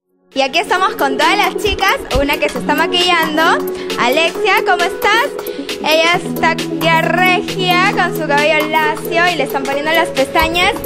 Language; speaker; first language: Spanish; native; Spanish